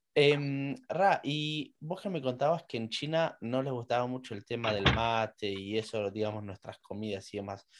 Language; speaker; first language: Spanish; native; Spanish